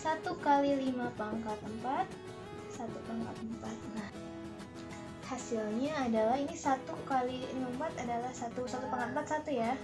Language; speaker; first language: Indonesian; native; Indonesian